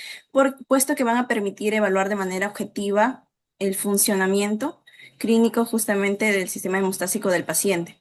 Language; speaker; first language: Spanish; native; Spanish